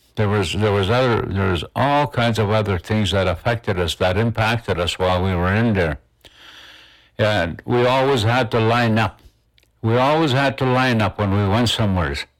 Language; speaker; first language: English; non-native, local second language; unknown